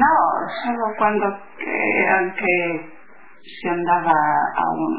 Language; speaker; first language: Italian; early bilingual, heritage; Italian